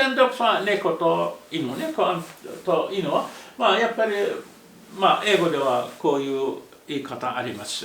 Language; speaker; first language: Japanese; non-native, fluent; Arabic